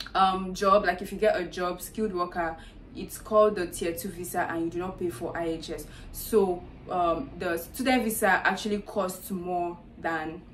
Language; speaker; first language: English; non-native, local second language; Yoruba